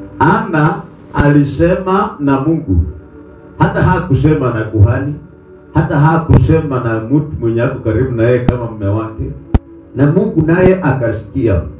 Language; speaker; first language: Swahili; native; Swahili